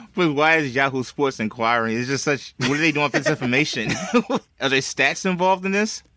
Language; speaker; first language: English; native; English